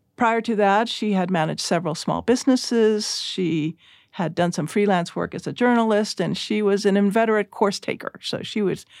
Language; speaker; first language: English; early bilingual, other home language; Spanish